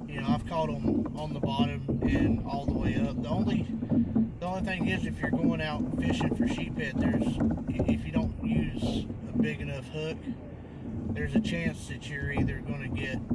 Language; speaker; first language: English; native; English